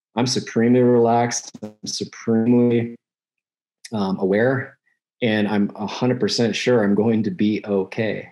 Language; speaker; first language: English; native; English